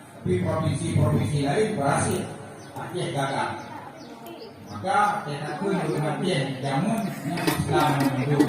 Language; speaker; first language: Malay; non-native, local second language; Achinese